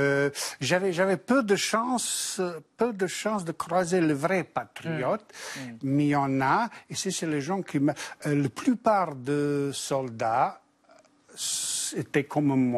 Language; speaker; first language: French; non-native, fluent; Bosnian